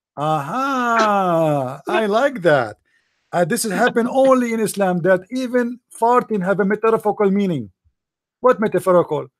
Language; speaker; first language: English; non-native, local second language; Arabic